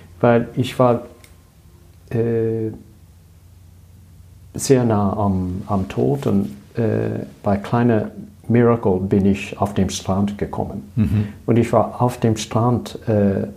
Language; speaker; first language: German; non-native, learner; English